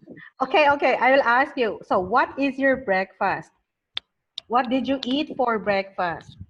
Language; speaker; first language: English; non-native, learner; Thai